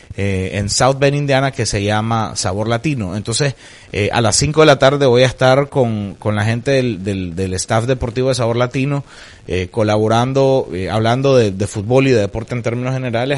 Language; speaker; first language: Spanish; native; Spanish